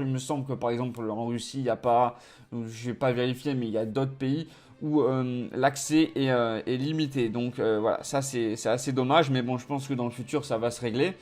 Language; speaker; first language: French; native; French